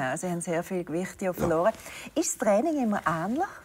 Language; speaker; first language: German; native; German